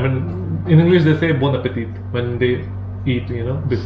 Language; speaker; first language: English; non-native, local second language; Hindi